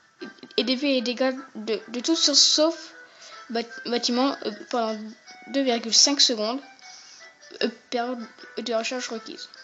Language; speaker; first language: French; native; French